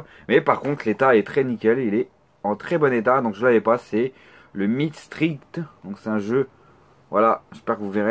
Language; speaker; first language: French; native; French